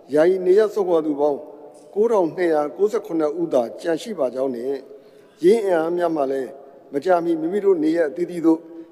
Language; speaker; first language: Burmese; native; Burmese